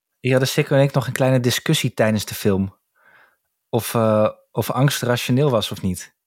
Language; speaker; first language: Dutch; native; Dutch